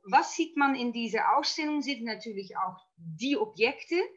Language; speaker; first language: German; non-native, fluent; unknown